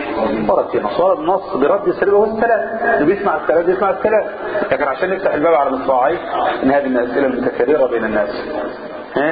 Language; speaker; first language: Arabic; native; Arabic